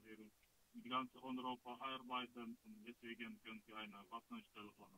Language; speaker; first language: German; non-native, learner; Russian